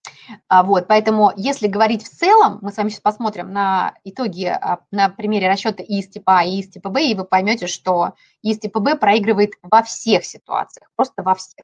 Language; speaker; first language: Russian; native; Russian